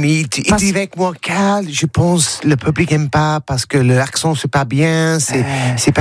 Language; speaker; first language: French; non-native, learner; English